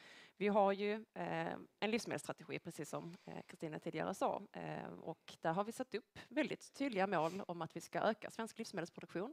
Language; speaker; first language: Swedish; native; Swedish